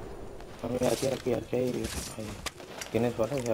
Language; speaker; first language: Spanish; native; Spanish